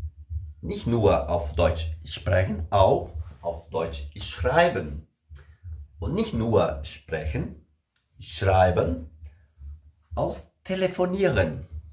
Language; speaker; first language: German; non-native, learner; Portuguese